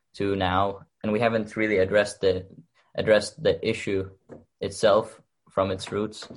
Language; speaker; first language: English; early bilingual, other home language; Arabic